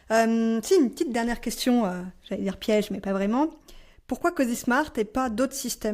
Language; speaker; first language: French; native; French